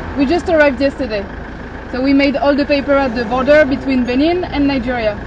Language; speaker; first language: English; non-native, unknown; French